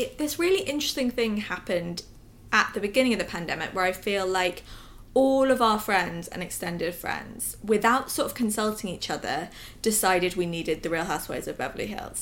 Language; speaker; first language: English; native; English